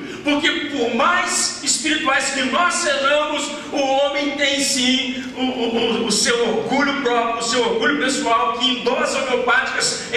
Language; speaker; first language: Portuguese; native; Portuguese